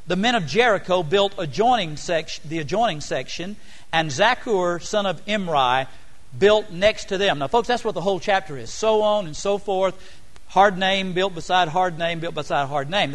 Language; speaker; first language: English; native; English